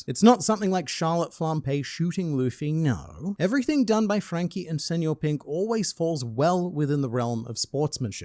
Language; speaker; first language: English; native; English